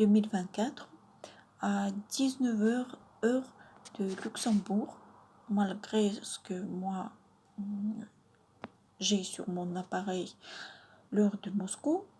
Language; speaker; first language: French; non-native, fluent; Russian